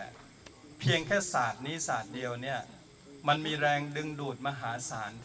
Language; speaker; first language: Thai; native; Thai